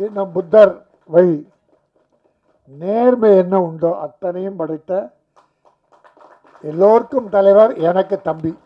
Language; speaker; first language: Tamil; native; Tamil